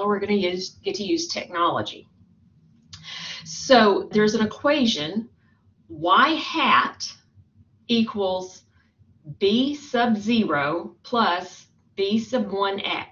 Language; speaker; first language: English; native; English